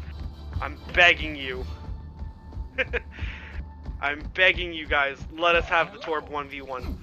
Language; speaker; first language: English; native; English